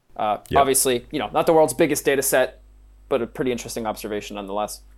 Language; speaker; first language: English; native; English